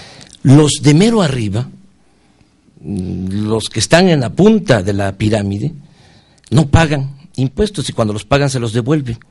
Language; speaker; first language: Spanish; native; Spanish